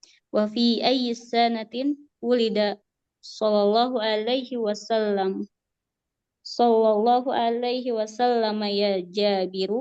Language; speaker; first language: Arabic; non-native, learner; Indonesian